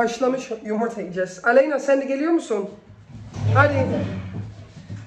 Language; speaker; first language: Turkish; early bilingual, heritage; Turkish